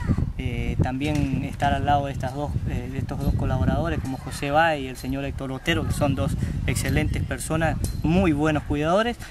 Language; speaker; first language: Spanish; native; Spanish